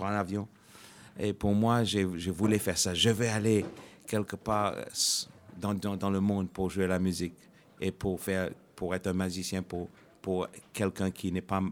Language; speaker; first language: French; non-native, local second language; Morisyen